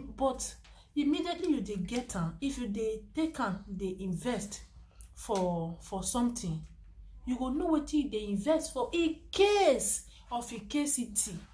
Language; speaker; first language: Nigerian Pidgin; non-native, local second language; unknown